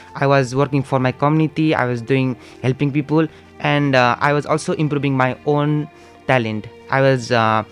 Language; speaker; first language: English; non-native, local second language; Nepali